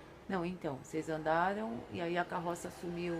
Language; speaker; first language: Portuguese; native; Portuguese